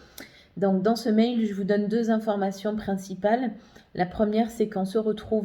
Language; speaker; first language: French; native; French